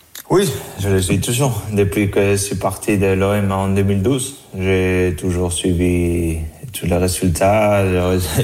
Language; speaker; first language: French; non-native, fluent; Spanish